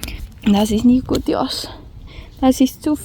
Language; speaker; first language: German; non-native, learner; Slovenian